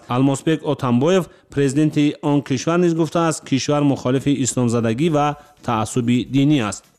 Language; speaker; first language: Tajik; native; Tajik